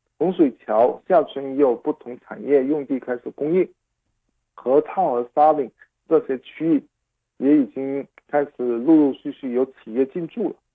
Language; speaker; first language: Chinese; non-native, local second language; Cantonese